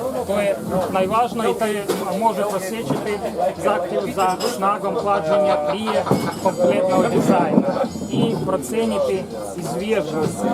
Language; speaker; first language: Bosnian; non-native, learner; Ukrainian